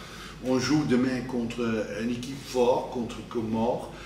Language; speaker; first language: French; non-native, fluent; Dutch